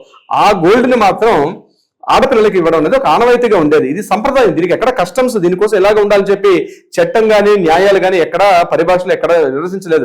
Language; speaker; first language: Telugu; native; Telugu